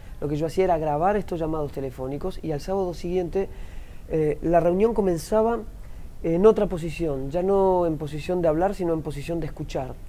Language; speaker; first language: Spanish; native; Spanish